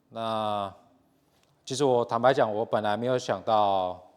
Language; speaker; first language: Chinese; native; Chinese